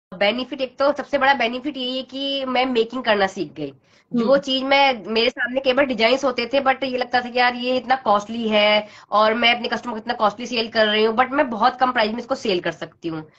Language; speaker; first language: Hindi; native; Hindi